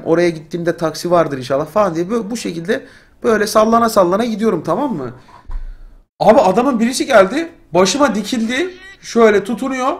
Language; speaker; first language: Turkish; native; Turkish